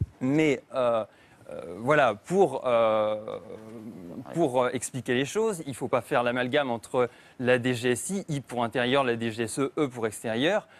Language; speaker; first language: French; native; French